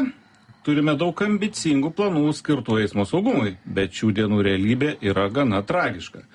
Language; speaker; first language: Lithuanian; native; Lithuanian